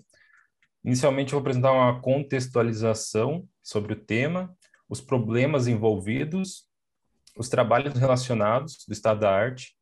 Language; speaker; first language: Portuguese; native; Portuguese